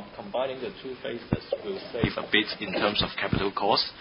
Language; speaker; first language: English; non-native, local second language; Cantonese